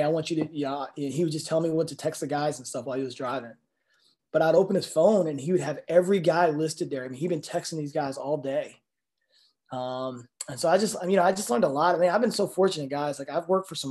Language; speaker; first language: English; native; English